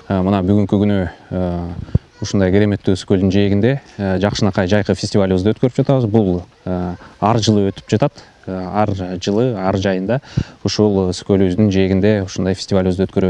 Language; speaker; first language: Kyrgyz; native; Kyrgyz